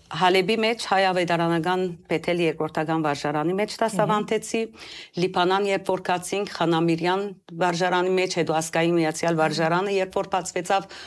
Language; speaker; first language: Armenian; early bilingual, heritage; Armenian